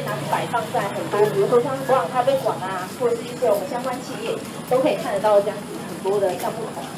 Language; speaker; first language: Chinese; native; Chinese